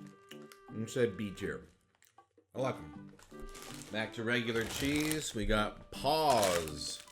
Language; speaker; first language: English; native; English